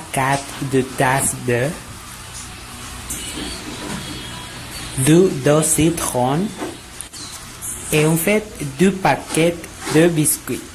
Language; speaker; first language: French; non-native, learner; Spanish